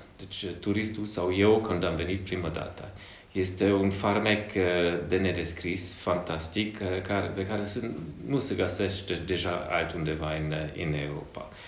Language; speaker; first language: Romanian; non-native, fluent; Hungarian